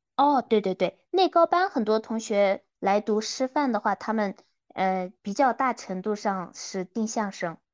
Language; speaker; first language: Chinese; non-native, local second language; Kyrgyz